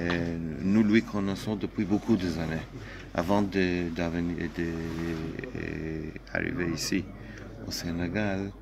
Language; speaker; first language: French; non-native, learner; Hebrew